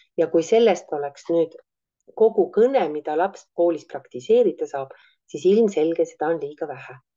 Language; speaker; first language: Estonian; native; Estonian